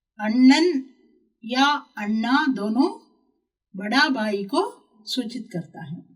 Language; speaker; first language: Hindi; non-native, local second language; Tamil